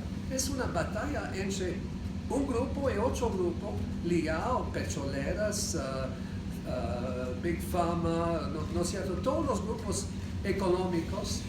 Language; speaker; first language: Spanish; non-native, fluent; English